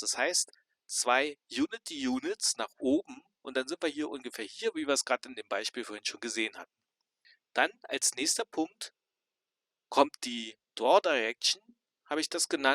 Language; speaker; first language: German; native; German